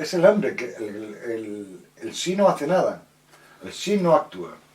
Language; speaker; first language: Spanish; native; Spanish